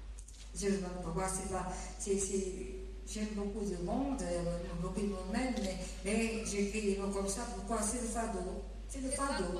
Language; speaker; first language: French; non-native, fluent; Portuguese